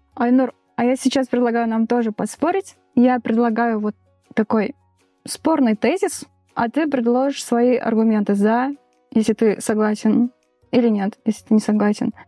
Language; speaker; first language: Russian; native; Russian